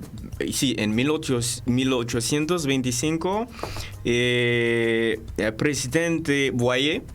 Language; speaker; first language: Spanish; non-native, fluent; Haitian Creole